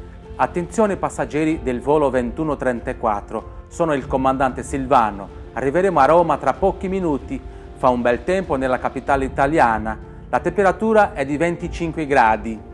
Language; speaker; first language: Italian; non-native, fluent; Portuguese